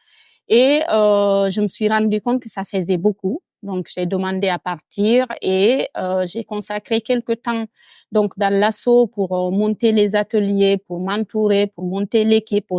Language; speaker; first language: French; non-native, local second language; Fula